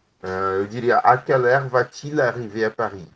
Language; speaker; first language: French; non-native, learner; Portuguese